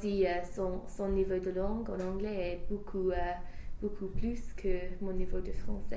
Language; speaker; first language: French; non-native, fluent; English